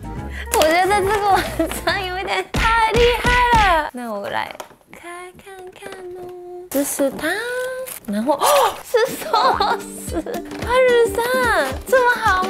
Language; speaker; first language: Chinese; non-native, fluent; Japanese